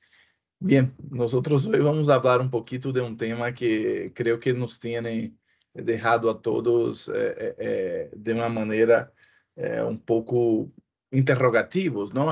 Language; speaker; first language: Spanish; non-native, fluent; Portuguese